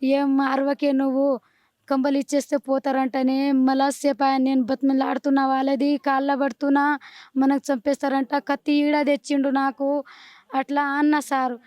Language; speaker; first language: Telugu; non-native, local second language; Lambadi